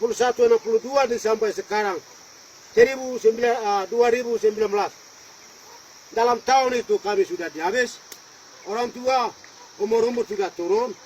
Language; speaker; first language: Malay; non-native, local second language; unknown